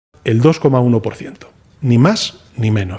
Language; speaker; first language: Spanish; native; Spanish